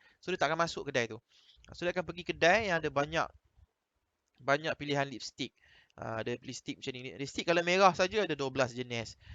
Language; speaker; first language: Malay; native; Malay